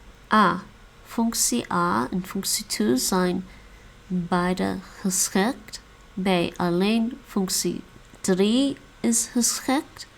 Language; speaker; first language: Dutch; non-native, learner; English